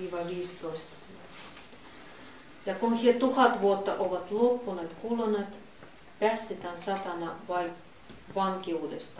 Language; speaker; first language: Finnish; non-native, fluent; Russian